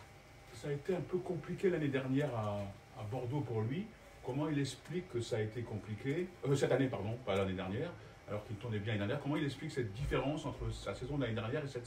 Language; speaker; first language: French; native; French